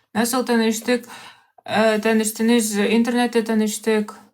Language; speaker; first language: Turkish; non-native, learner; Russian